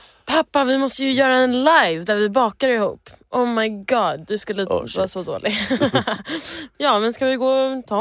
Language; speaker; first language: Swedish; early bilingual, heritage; English